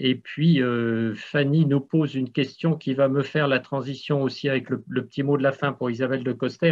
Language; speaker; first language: French; native; French